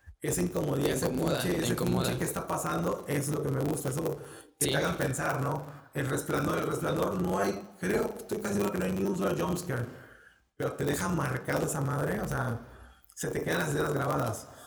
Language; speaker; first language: Spanish; native; Spanish